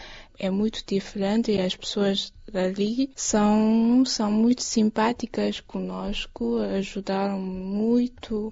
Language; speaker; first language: Portuguese; non-native, fluent; Chinese